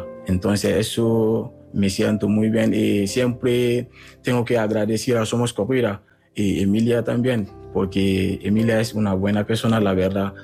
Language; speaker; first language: Spanish; non-native, fluent; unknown